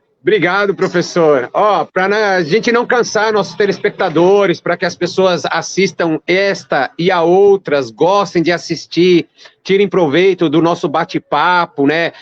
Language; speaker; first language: Portuguese; early bilingual, other home language; Arabic